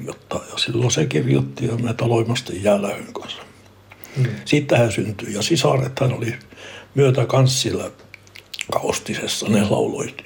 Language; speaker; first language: Finnish; early bilingual, heritage; Finnish